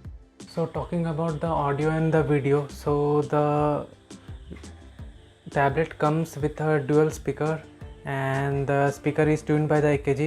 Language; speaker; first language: English; non-native, local second language; Hindi